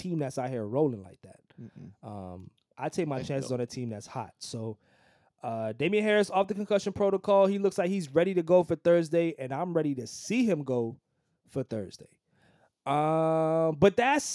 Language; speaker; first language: English; native; English